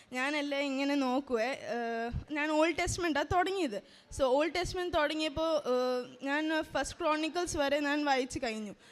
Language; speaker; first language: Malayalam; early bilingual, heritage; Malayalam